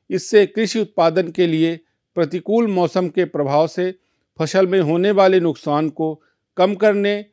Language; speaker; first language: Hindi; native; Hindi